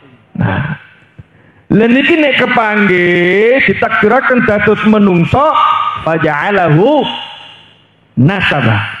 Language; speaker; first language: Indonesian; native; Indonesian